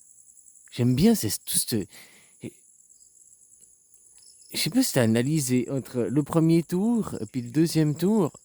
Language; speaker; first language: French; native; French